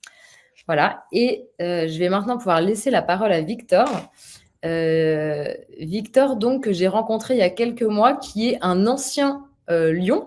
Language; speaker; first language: French; native; French